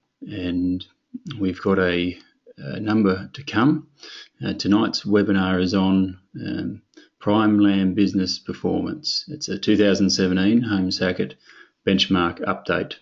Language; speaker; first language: English; native; English